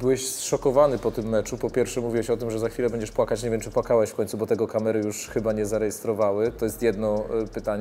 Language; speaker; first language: Polish; native; Polish